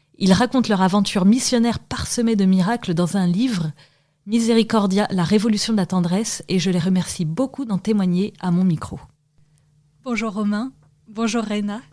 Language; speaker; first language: French; native; French